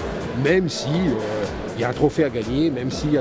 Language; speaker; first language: French; native; French